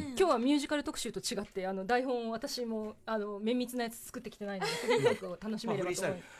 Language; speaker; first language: Japanese; native; Japanese